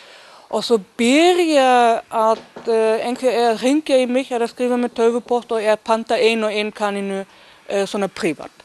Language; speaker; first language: Icelandic; non-native, learner; Danish